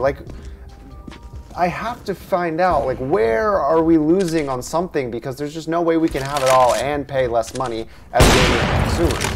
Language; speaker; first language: English; native; English